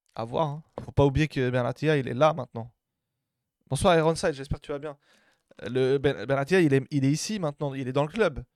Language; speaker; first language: French; native; French